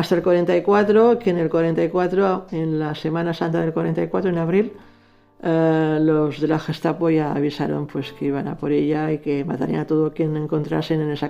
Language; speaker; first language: Spanish; native; Spanish